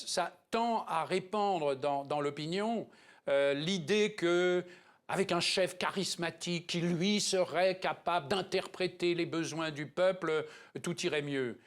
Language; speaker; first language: French; native; French